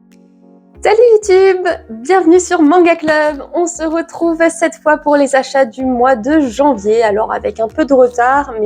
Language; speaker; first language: French; native; French